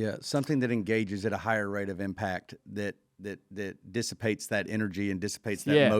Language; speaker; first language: English; native; English